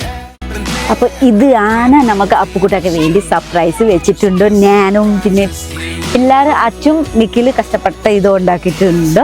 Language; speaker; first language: Malayalam; non-native, learner; Nepali